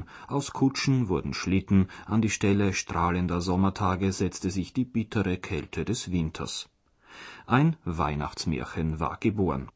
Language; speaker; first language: German; native; German